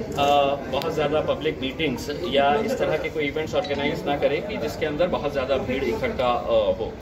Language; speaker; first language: Hindi; non-native, local second language; Marathi